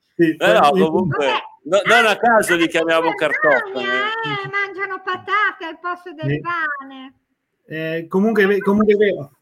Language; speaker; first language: Italian; native; Italian